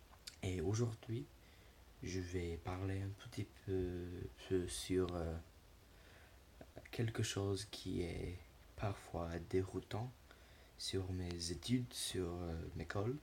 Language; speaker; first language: French; non-native, learner; English